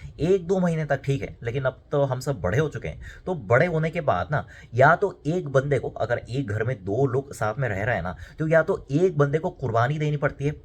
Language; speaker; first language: Hindi; non-native, fluent; Korean